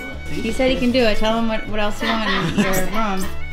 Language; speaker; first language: English; native; English